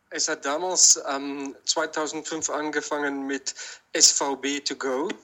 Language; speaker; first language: German; non-native, learner; English